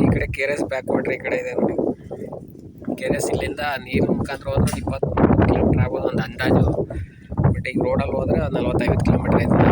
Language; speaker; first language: Kannada; native; Kannada